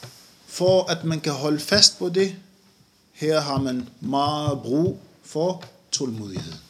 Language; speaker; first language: Danish; non-native, fluent; Arabic